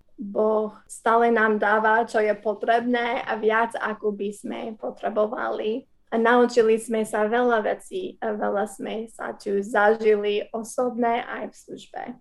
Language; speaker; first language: Slovak; non-native, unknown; English